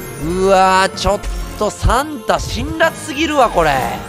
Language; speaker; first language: Japanese; native; Japanese